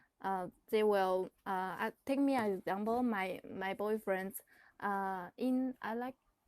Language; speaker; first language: English; non-native, learner; Chinese